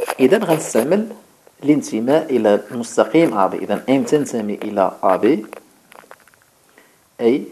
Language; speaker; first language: Arabic; native; Arabic